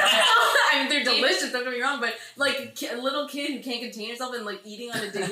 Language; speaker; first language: English; native; English